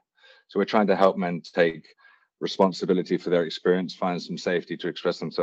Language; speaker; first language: English; native; English